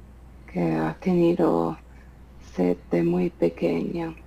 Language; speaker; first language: Spanish; non-native, fluent; Italian